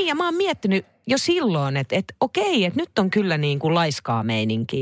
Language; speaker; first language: Finnish; native; Finnish